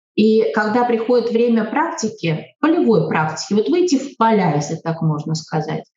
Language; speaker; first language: Russian; native; Russian